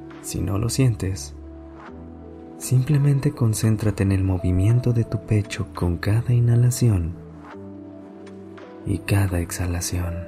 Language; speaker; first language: Spanish; native; Spanish